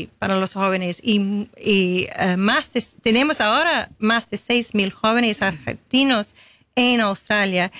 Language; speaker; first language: Spanish; non-native, fluent; English